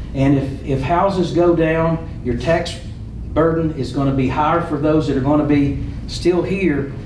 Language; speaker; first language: English; native; English